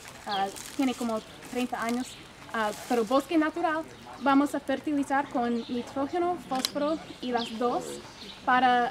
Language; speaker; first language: Spanish; non-native, fluent; English